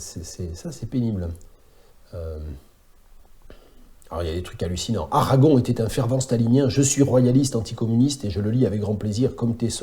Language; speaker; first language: French; native; French